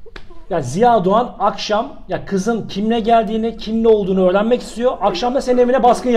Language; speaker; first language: Turkish; native; Turkish